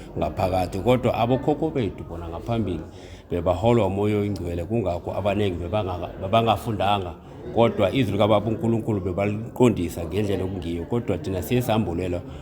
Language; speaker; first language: Zulu; non-native, local second language; South Ndebele